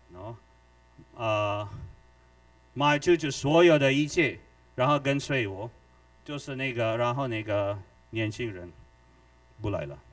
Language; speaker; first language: Chinese; non-native, fluent; Filipino